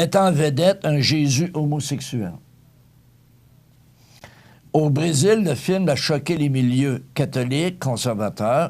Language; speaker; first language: French; native; French